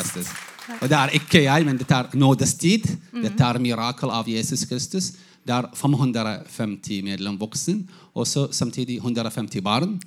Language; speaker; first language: Norwegian; non-native, fluent; Arabic